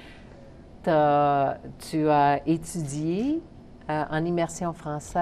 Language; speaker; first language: French; native; French